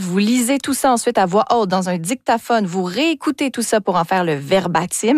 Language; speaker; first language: French; native; French